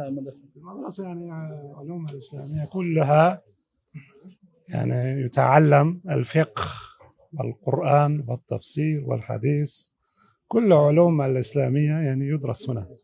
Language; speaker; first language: Arabic; non-native, fluent; Uzbek